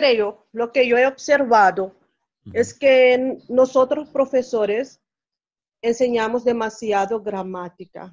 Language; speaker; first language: Spanish; non-native, fluent; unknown